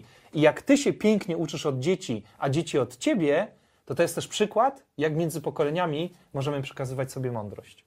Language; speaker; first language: Polish; native; Polish